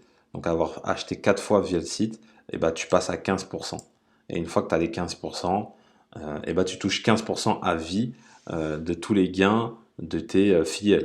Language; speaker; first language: French; native; French